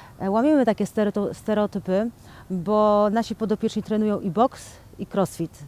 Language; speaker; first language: Polish; native; Polish